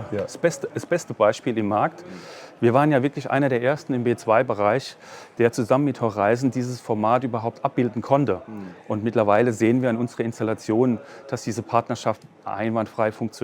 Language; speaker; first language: German; native; German